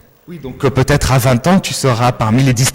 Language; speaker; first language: French; native; French